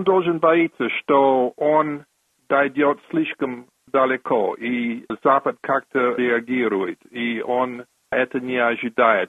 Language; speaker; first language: Russian; non-native, fluent; English